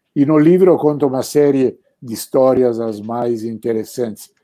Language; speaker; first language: Portuguese; non-native, fluent; Italian